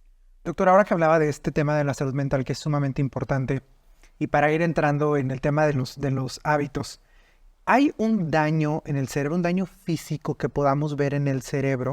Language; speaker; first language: Spanish; native; Spanish